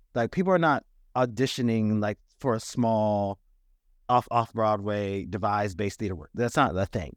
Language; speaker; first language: English; native; English